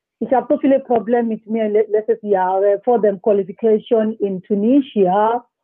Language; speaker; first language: German; non-native, learner; Yoruba